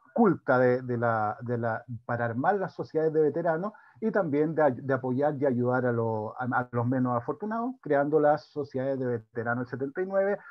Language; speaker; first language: Spanish; native; Spanish